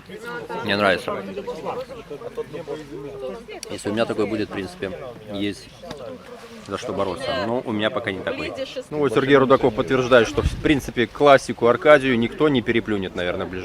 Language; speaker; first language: Russian; native; Russian